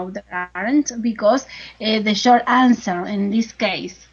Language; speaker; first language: English; non-native, learner; Spanish